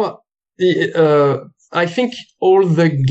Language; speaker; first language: English; non-native, learner; French